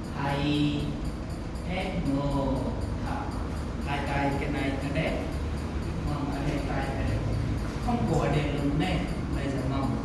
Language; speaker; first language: Vietnamese; non-native, learner; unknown